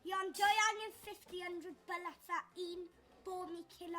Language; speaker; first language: Welsh; non-native, local second language; English